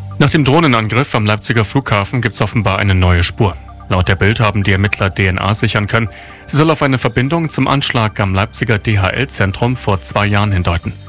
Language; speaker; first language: German; native; German